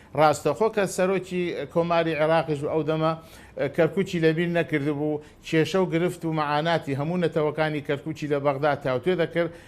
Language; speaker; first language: Central Kurdish; non-native, local second language; Azerbaijani